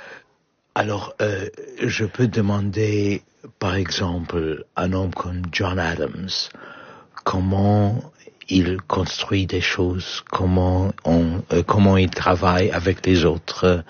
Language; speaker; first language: French; non-native, fluent; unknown